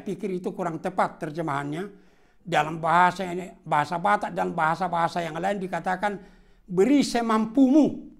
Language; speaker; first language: Indonesian; non-native, local second language; Batak Toba